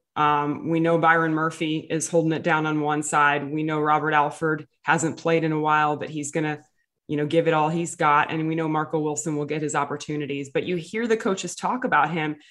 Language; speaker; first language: English; native; English